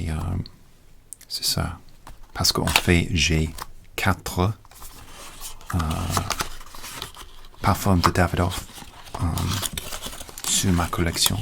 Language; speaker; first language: French; non-native, learner; English